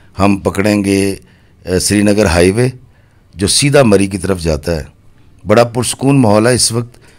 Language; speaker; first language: Urdu; non-native, local second language; Punjabi